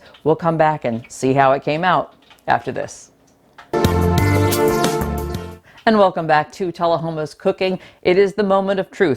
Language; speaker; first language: English; native; English